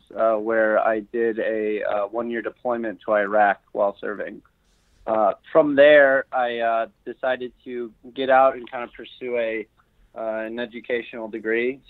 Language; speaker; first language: English; native; English